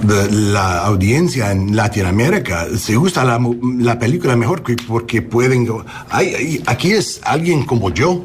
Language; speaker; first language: Spanish; non-native, learner; English